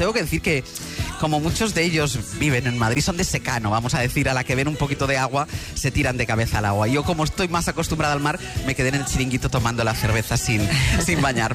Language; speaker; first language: Spanish; native; Spanish